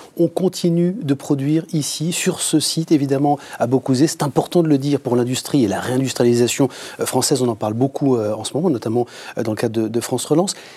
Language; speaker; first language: French; native; French